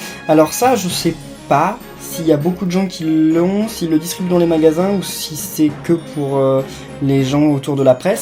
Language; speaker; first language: French; native; French